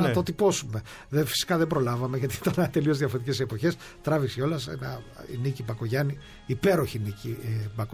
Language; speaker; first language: Greek; native; Greek